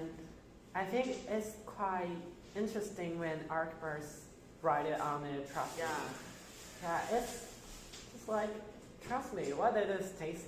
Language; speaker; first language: English; non-native, fluent; Chinese